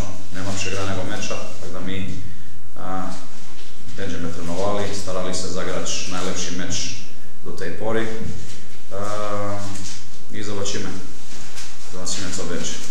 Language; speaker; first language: Polish; non-native, learner; Slovenian